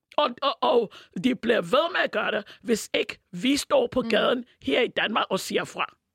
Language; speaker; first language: Danish; non-native, fluent; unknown